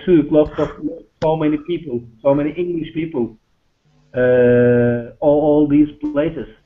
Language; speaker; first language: English; non-native, learner; Turkish